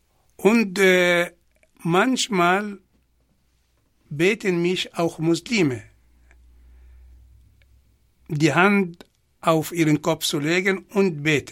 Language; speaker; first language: German; non-native, fluent; Arabic